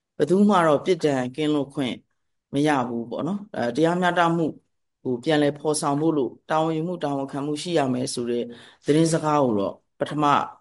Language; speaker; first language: Burmese; native; Burmese